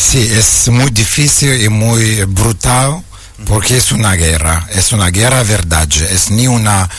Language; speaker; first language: Portuguese; non-native, learner; Ukrainian